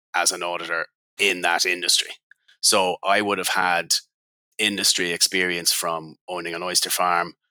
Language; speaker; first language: English; native; English